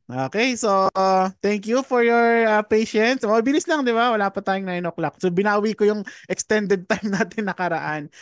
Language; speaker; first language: Filipino; native; Filipino